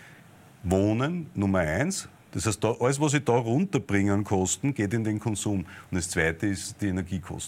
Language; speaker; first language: German; native; German